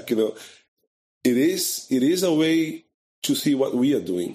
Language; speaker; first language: English; non-native, fluent; Portuguese